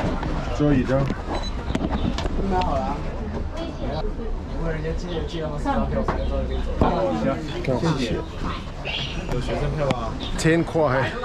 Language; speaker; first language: Chinese; non-native, fluent; English